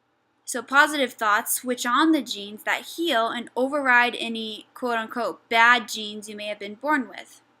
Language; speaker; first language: English; native; English